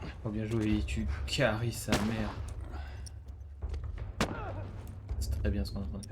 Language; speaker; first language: French; native; French